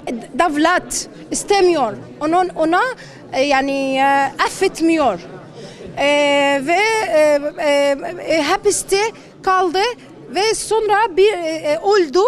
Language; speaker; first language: Turkish; non-native, learner; Arabic